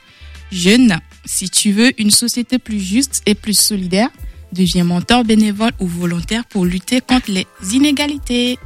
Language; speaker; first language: French; native; French